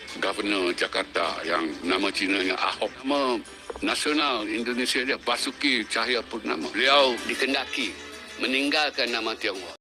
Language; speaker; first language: Malay; native; Malay